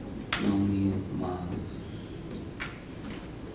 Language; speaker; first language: Japanese; non-native, learner; English